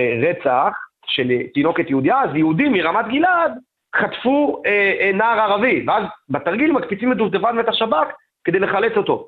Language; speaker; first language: Hebrew; native; Hebrew